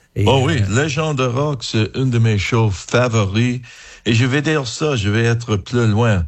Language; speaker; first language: French; non-native, learner; English